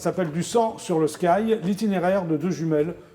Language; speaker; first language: French; native; French